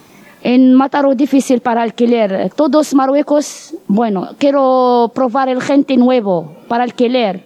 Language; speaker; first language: Spanish; non-native, learner; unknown